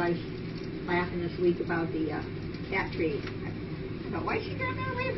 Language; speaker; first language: English; native; English